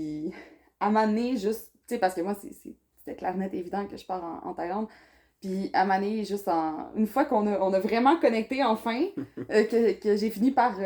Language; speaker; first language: French; native; French